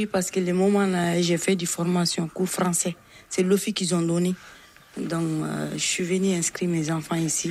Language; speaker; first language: French; non-native, local second language; Bambara